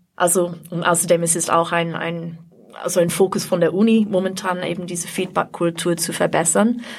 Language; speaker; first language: German; non-native, fluent; English